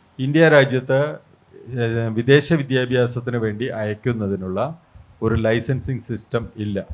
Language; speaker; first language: Malayalam; native; Malayalam